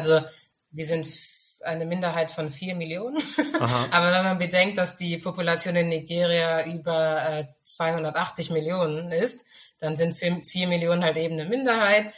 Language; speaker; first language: German; early bilingual, other home language; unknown